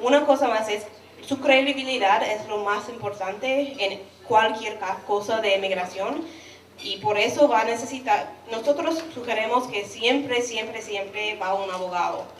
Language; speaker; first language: Spanish; non-native, fluent; English